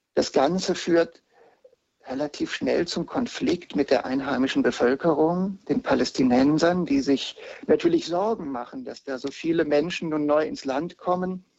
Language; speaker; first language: German; native; German